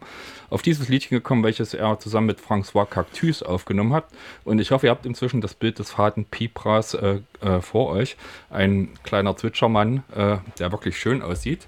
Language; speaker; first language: German; native; German